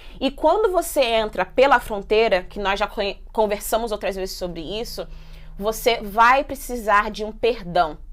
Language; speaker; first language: Portuguese; native; Portuguese